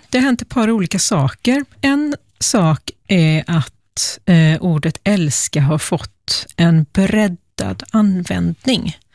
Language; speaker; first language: Swedish; native; Swedish